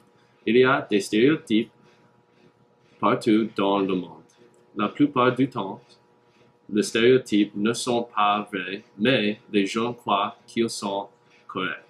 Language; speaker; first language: French; non-native, learner; English